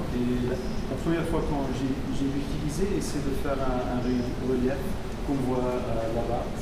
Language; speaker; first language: French; non-native, fluent; German